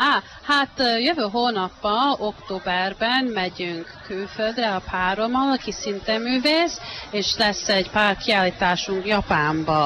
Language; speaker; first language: Hungarian; early bilingual, heritage; Hungarian